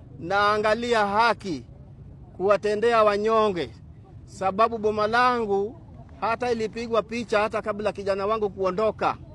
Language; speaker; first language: Swahili; non-native, local second language; Luo (Kenya and Tanzania)